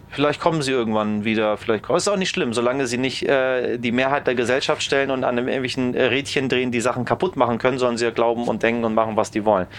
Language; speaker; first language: German; early bilingual, other home language; Persian